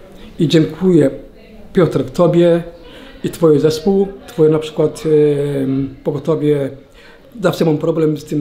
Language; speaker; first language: Polish; non-native, learner; Somali